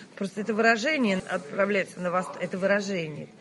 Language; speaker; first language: Russian; native; Russian